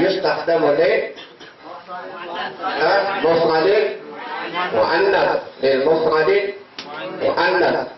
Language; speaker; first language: Arabic; non-native, fluent; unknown